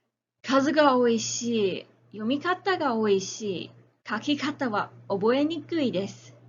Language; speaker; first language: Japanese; non-native, fluent; English